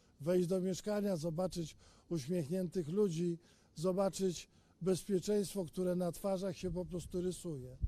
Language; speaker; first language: Polish; native; Polish